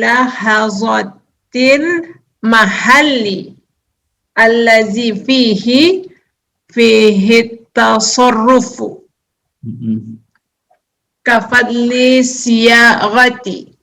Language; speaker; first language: Arabic; non-native, learner; Indonesian